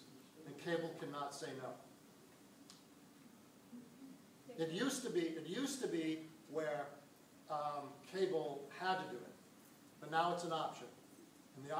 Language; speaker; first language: English; native; English